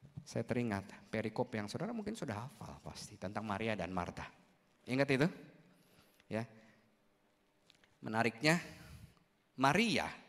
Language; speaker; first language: Indonesian; native; Indonesian